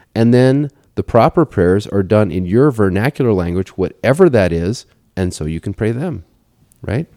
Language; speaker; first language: English; native; English